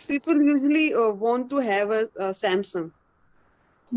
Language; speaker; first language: English; non-native, learner; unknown